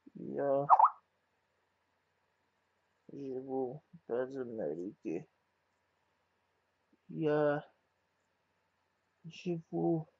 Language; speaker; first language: Polish; non-native, learner; English